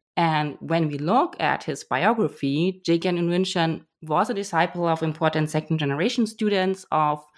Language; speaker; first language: English; non-native, fluent; German